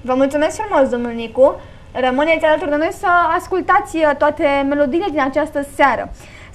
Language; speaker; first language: Romanian; native; Romanian